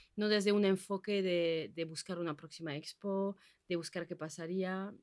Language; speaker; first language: Spanish; non-native, fluent; Basque